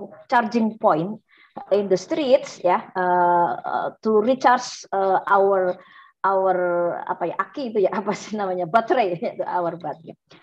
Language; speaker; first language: English; non-native, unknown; Indonesian